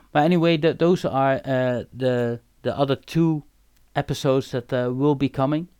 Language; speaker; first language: English; non-native, fluent; Dutch